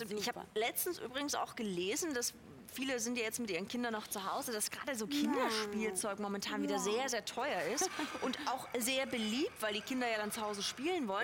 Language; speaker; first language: German; native; German